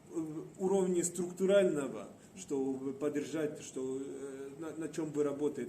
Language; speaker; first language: Russian; non-native, fluent; Estonian